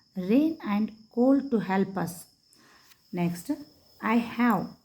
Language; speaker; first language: English; non-native, local second language; Kannada